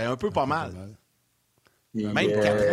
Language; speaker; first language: French; native; French